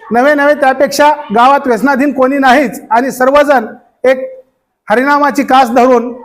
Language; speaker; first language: Marathi; native; Marathi